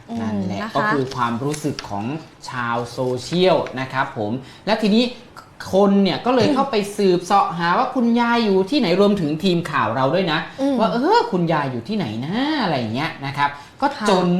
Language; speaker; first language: Thai; native; Thai